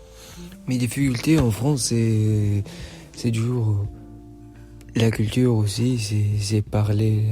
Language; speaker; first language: French; non-native, local second language; Arabic